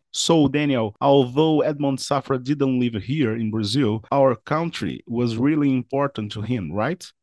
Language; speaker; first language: English; non-native, fluent; Portuguese